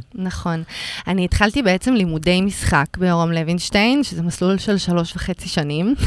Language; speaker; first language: Hebrew; early bilingual, other home language; Russian